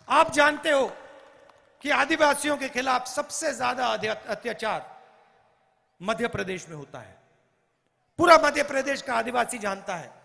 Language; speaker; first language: Hindi; native; Hindi